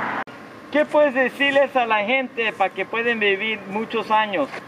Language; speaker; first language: Spanish; early bilingual, other home language; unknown